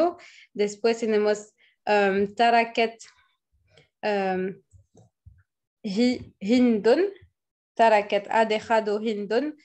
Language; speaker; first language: Spanish; non-native, fluent; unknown